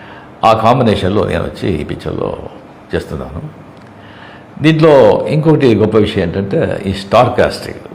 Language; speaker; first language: Telugu; non-native, local second language; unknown